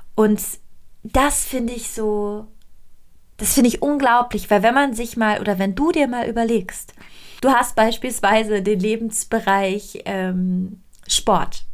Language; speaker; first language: German; non-native, fluent; Italian